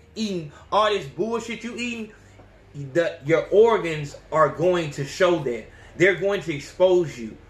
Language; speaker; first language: English; native; English